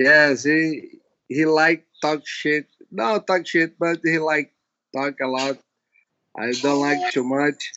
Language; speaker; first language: English; non-native, learner; Portuguese